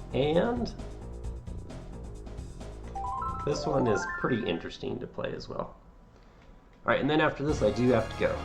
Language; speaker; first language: English; native; English